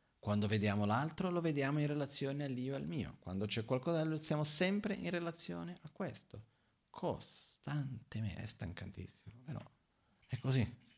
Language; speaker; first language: Italian; non-native, fluent; Portuguese